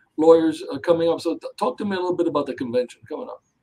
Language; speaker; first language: English; early bilingual, other home language; Spanish